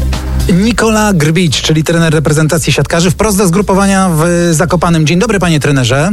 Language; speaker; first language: Polish; native; Polish